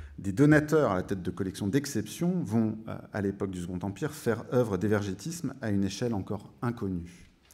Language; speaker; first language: French; native; French